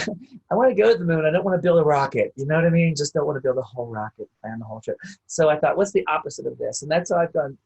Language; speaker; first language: English; native; English